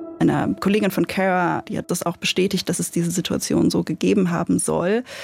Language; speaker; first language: German; native; German